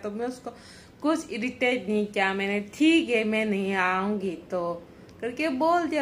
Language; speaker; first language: Hindi; non-native, local second language; Bangla